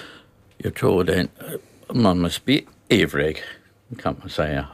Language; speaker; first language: Swedish; non-native, learner; English